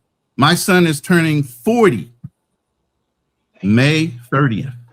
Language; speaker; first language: English; native; English